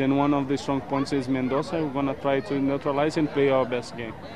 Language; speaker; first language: English; non-native, fluent; Portuguese